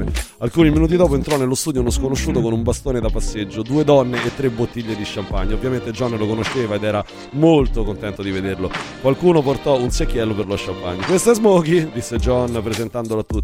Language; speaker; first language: Italian; native; Italian